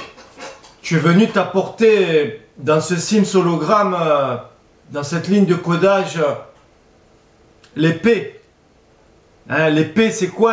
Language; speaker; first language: French; native; French